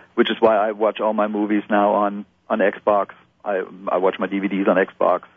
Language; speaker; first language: English; non-native, fluent; German